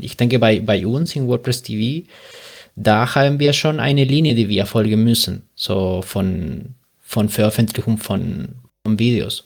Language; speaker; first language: German; non-native, fluent; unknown